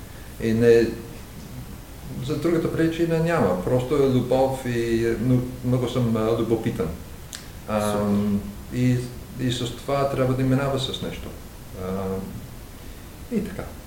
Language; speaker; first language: Bulgarian; non-native, learner; English